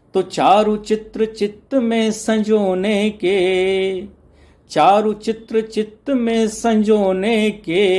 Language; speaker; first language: Hindi; native; Hindi